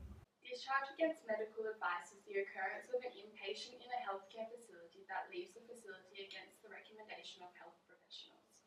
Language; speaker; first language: English; native; English